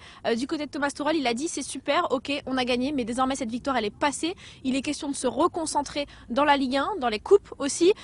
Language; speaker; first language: French; native; French